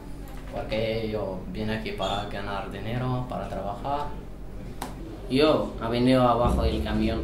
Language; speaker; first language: Spanish; non-native, learner; Arabic